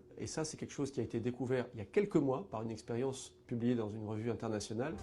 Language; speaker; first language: French; native; French